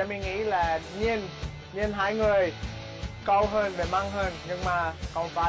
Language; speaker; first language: Vietnamese; non-native, learner; English